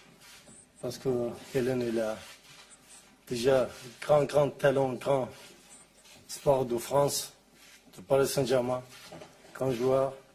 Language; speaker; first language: French; non-native, learner; Arabic